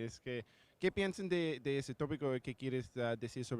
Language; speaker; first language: Spanish; non-native, learner; English